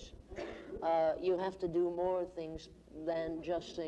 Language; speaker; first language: English; native; English